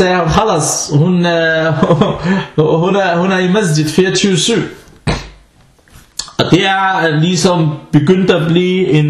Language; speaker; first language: Danish; non-native, fluent; Arabic